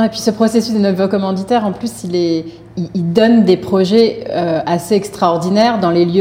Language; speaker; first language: French; native; French